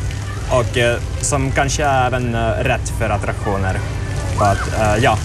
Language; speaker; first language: Swedish; non-native, learner; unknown